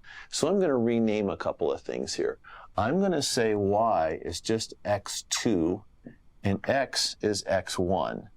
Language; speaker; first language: English; native; English